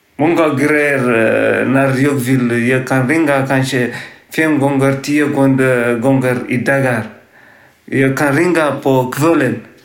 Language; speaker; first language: Swedish; non-native, learner; Tigrinya